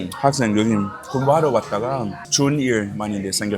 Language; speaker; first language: Korean; non-native, fluent; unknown